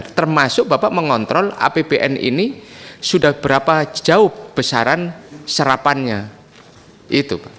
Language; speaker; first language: Indonesian; native; Indonesian